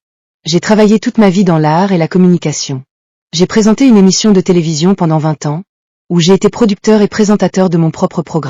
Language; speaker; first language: French; non-native, learner; Portuguese